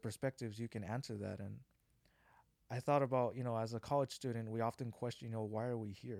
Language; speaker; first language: English; native; English